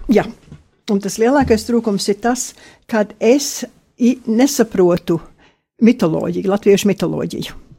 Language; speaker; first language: Latvian; early bilingual, heritage; Latvian